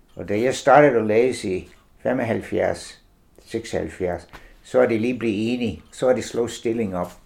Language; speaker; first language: Danish; non-native, fluent; English